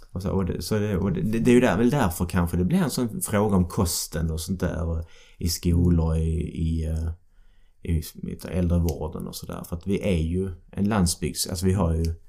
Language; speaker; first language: Swedish; native; Swedish